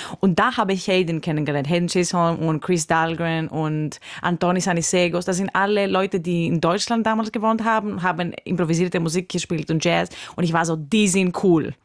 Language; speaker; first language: German; non-native, fluent; Greek